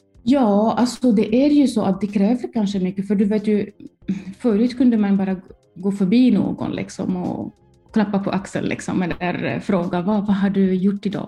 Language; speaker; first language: Swedish; non-native, fluent; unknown